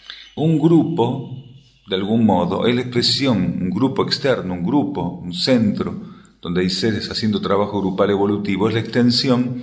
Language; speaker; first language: Spanish; native; Spanish